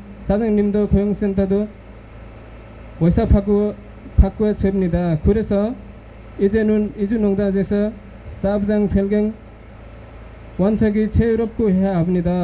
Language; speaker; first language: Korean; non-native, learner; Nepali